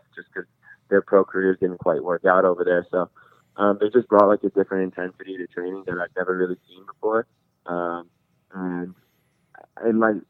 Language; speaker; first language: English; native; English